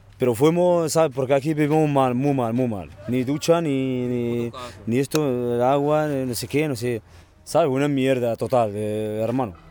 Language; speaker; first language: Spanish; non-native, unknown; Arabic